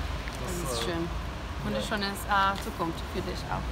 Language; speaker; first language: German; non-native, learner; Spanish